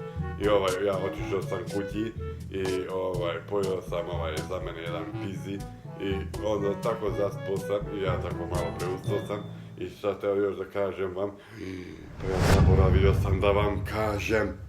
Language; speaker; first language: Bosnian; non-native, local second language; Hungarian